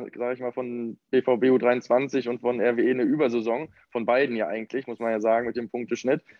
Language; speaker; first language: German; native; German